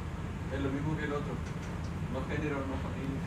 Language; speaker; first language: Spanish; native; Spanish